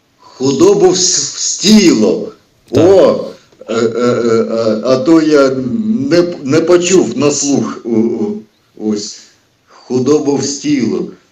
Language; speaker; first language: Ukrainian; early bilingual, heritage; Russian